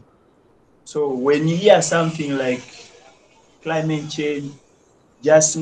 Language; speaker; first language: English; non-native, local second language; Ganda